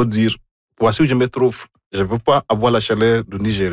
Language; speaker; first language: French; non-native, fluent; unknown